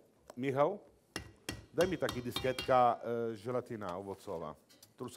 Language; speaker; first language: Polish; non-native, learner; Italian